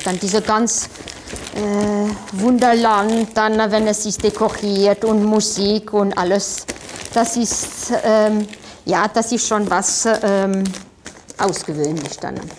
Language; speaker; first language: German; non-native, fluent; French